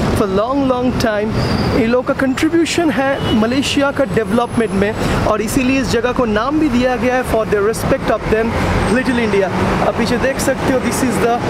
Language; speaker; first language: Hindi; non-native, local second language; Bangla